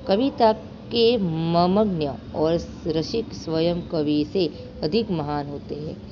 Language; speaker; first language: Hindi; non-native, local second language; Gujarati